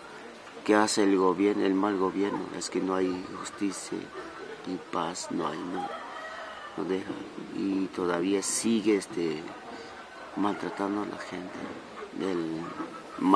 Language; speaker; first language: Spanish; non-native, local second language; Tzotzil